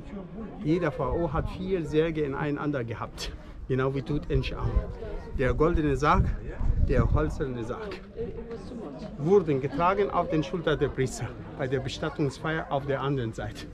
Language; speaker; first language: German; non-native, fluent; Arabic